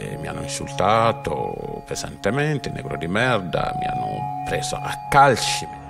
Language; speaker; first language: Italian; non-native, fluent; Wolof